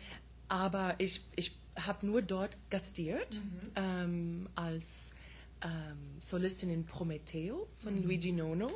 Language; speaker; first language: German; non-native, fluent; English